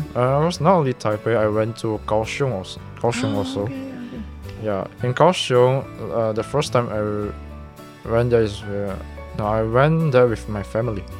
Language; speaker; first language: English; non-native, local second language; Min Nan Chinese